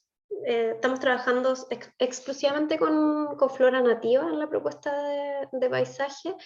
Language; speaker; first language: Spanish; native; Spanish